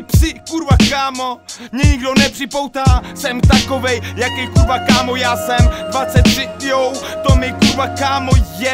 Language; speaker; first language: Czech; native; Czech